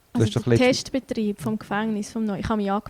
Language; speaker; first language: German; native; German